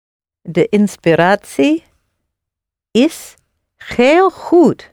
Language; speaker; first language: Dutch; non-native, learner; English